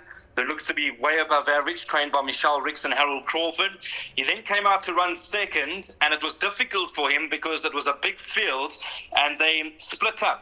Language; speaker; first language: English; native; English